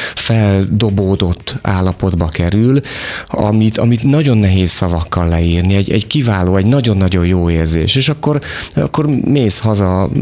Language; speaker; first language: Hungarian; native; Hungarian